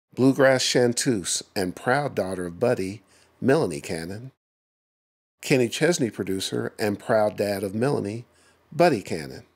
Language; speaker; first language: English; native; English